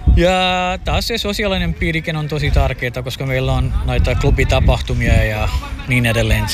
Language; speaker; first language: Finnish; non-native, fluent; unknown